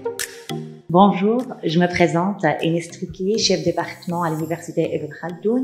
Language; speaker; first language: French; non-native, local second language; Arabic